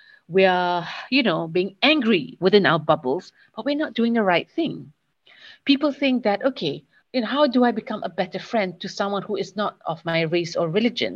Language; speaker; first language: English; non-native, local second language; Malay